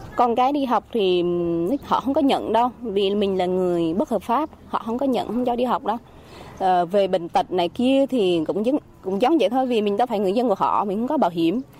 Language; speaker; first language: Vietnamese; non-native, local second language; Jarai